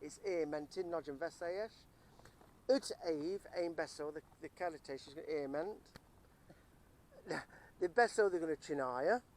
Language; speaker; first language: Hungarian; early bilingual, heritage; English